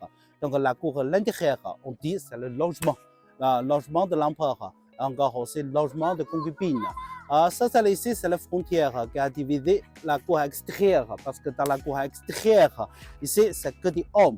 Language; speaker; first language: French; non-native, learner; Chinese